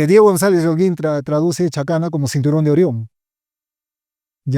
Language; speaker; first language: Spanish; native; Spanish